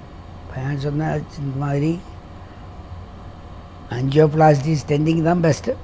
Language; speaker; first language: Tamil; non-native, local second language; Malayalam